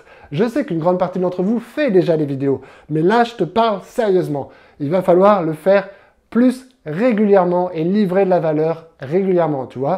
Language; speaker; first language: French; native; French